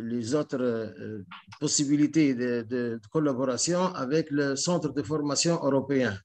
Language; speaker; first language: French; non-native, local second language; Arabic